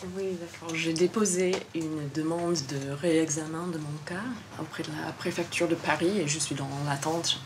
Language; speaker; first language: French; non-native, fluent; English